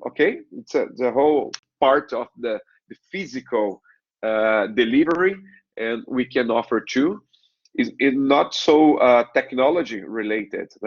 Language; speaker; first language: English; non-native, learner; Portuguese